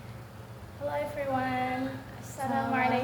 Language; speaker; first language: English; non-native, learner; Indonesian